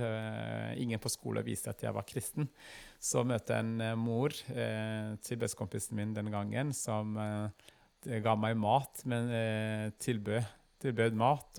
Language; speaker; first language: Norwegian; non-native, fluent; Kinyarwanda